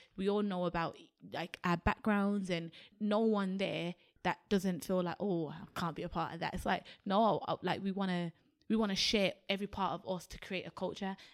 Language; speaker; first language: English; native; English